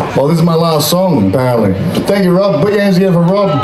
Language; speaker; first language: English; native; English